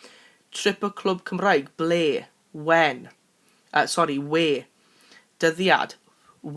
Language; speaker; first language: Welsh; non-native, local second language; English